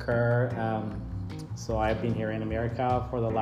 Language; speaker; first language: English; non-native, fluent; Amharic